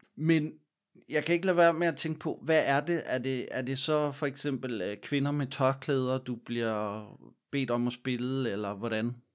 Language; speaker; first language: Danish; native; Danish